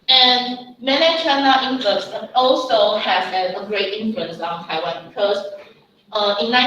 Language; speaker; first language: English; non-native, fluent; Chinese